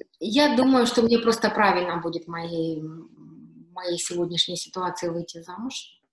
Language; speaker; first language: Russian; native; Russian